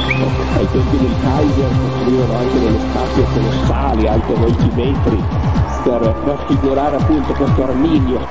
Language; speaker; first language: Italian; native; Italian